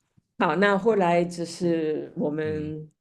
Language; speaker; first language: Chinese; non-native, fluent; French